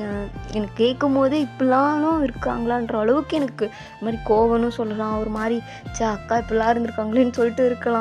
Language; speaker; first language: Tamil; native; Tamil